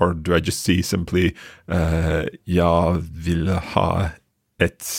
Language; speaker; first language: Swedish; non-native, learner; English